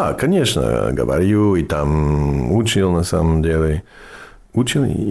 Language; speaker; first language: Russian; non-native, fluent; English